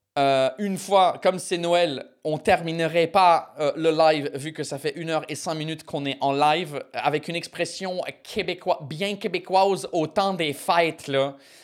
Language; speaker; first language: French; non-native, fluent; English